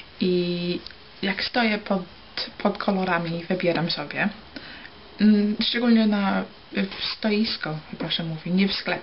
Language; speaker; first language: Polish; early bilingual, heritage; Polish